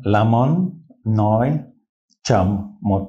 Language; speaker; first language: Vietnamese; non-native, learner; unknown